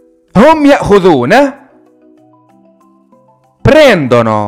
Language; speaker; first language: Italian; non-native, fluent; Arabic